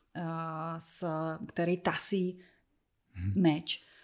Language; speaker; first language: Czech; non-native, fluent; Russian